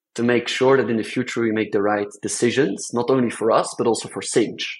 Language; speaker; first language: English; non-native, fluent; Dutch